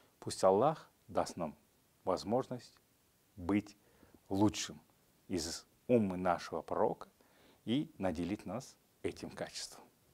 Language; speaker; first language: Russian; non-native, local second language; Kazakh